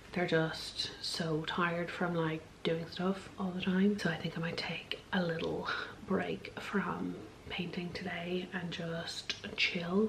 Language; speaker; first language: English; native; English